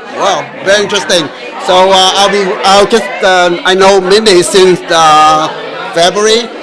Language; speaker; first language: English; non-native, local second language; Vietnamese